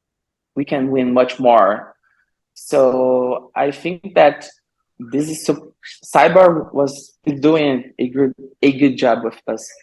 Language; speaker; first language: English; non-native, learner; Portuguese